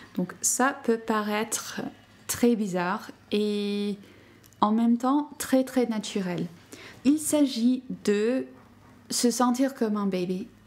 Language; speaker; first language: French; non-native, fluent; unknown